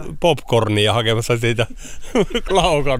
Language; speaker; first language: Finnish; native; Finnish